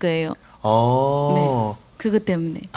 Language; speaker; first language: Korean; non-native, learner; Chinese